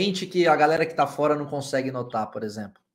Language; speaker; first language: Portuguese; native; Portuguese